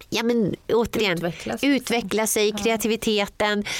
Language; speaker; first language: Swedish; native; Swedish